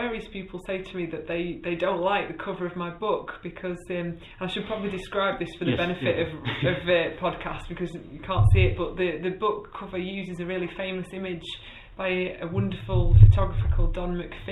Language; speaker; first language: English; native; English